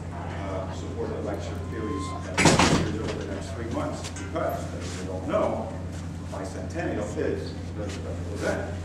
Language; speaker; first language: English; native; English